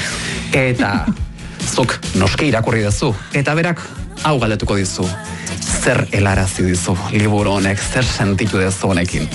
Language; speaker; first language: Basque; native; Basque